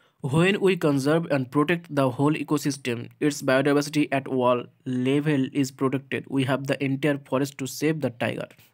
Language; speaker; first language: English; non-native, local second language; Bangla